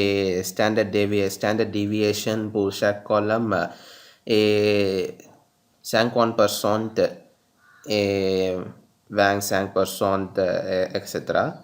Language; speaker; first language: French; non-native, learner; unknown